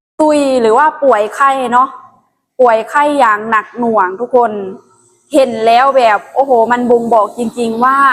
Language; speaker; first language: Thai; non-native, local second language; Northeastern Thai